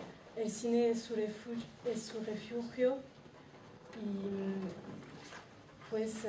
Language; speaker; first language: Spanish; non-native, learner; French